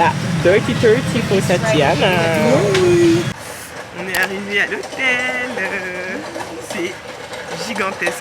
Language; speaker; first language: French; native; French